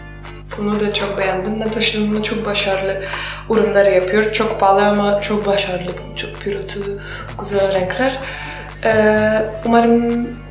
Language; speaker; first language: Turkish; non-native, fluent; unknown